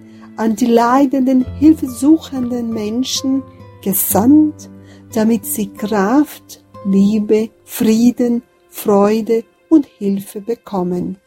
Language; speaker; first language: German; non-native, fluent; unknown